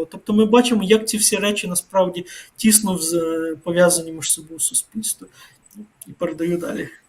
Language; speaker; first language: Ukrainian; native; Ukrainian